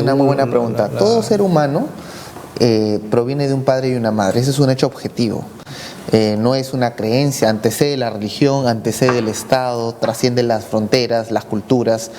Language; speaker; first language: Spanish; native; Spanish